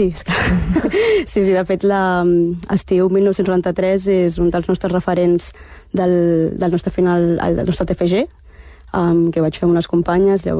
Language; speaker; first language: Catalan; early bilingual, heritage; Catalan